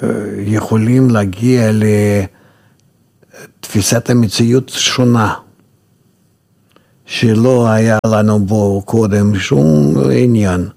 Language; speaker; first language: Hebrew; non-native, fluent; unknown